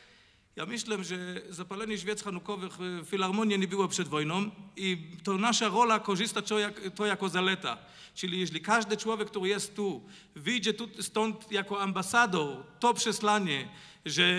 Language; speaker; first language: Polish; non-native, learner; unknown